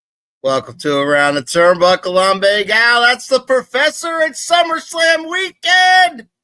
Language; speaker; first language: English; native; English